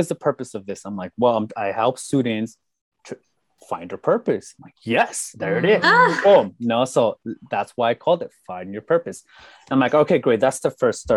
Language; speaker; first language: English; native; English